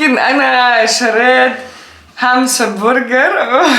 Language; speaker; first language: Arabic; non-native, learner; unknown